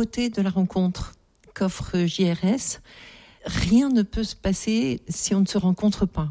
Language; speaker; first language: French; native; French